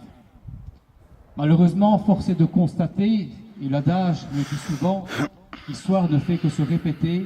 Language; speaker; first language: French; native; French